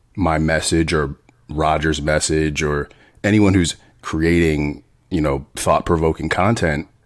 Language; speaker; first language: English; native; English